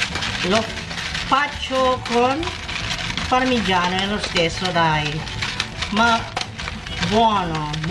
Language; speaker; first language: Italian; non-native, local second language; Filipino